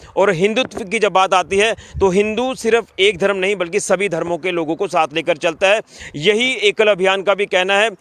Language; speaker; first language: Hindi; non-native, local second language; Dogri